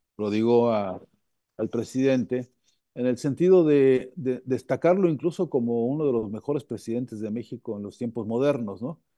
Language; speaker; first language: Spanish; native; Spanish